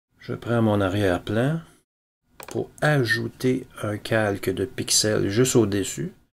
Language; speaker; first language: French; native; French